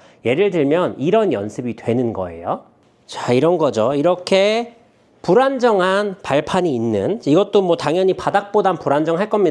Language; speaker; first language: Korean; native; Korean